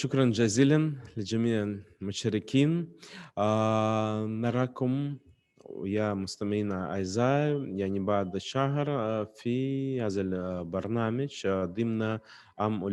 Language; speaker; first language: Arabic; non-native, fluent; Russian